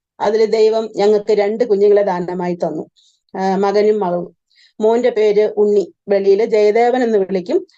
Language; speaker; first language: Malayalam; native; Malayalam